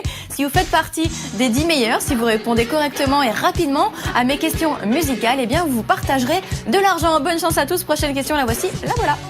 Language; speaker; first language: French; native; French